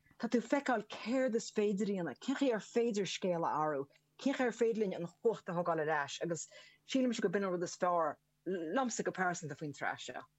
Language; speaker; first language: Irish; native; Irish